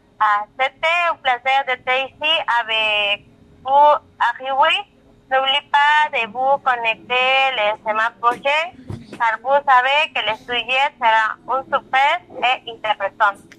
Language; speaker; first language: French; non-native, learner; Spanish